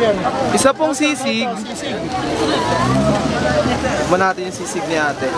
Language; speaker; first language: Filipino; native; Filipino